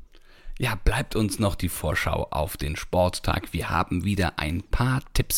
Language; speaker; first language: German; native; German